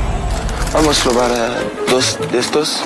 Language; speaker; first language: Spanish; non-native, learner; French